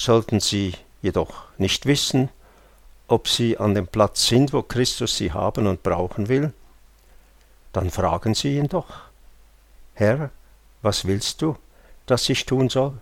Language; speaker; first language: German; native; German